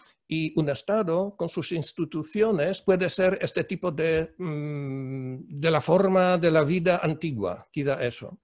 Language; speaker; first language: Spanish; non-native, fluent; Polish